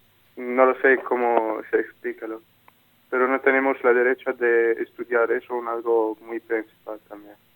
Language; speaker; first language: Spanish; non-native, learner; Arabic